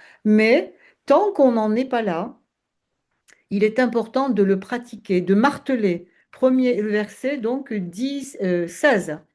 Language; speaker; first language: French; native; French